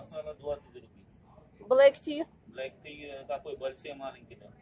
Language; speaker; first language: Russian; non-native, learner; Konkani